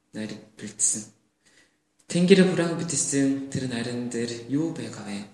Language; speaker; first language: Mongolian; non-native, fluent; Korean